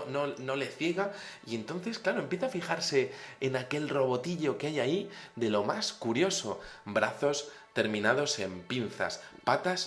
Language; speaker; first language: Spanish; native; Spanish